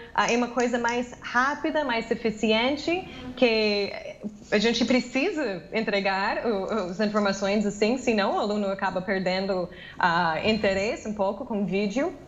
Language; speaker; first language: Portuguese; non-native, fluent; English